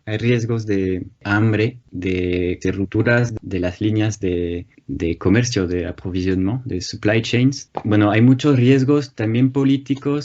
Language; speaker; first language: Spanish; non-native, fluent; French